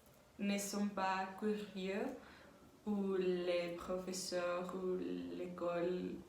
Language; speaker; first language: French; non-native, learner; Spanish